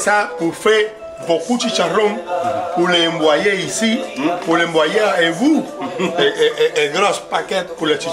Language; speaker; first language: French; non-native, learner; Spanish